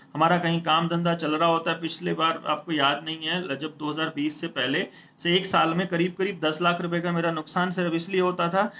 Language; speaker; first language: Hindi; native; Hindi